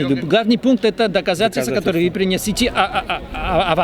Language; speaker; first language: Russian; non-native, fluent; Spanish